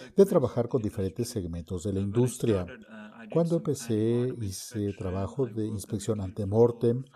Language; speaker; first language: Spanish; non-native, fluent; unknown